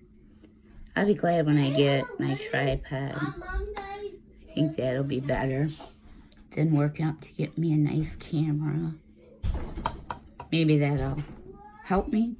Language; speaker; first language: English; native; English